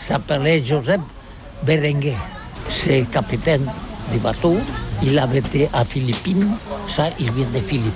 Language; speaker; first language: French; non-native, learner; Catalan